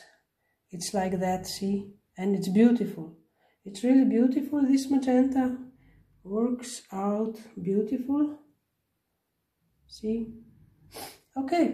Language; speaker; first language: English; non-native, learner; Slovenian